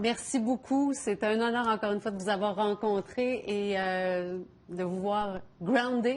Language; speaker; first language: French; native; French